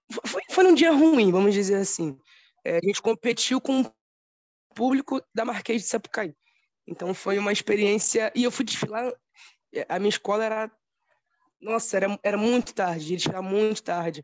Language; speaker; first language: Portuguese; native; Portuguese